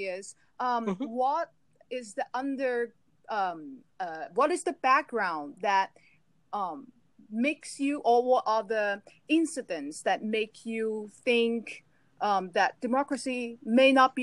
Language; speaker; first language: English; non-native, local second language; Cantonese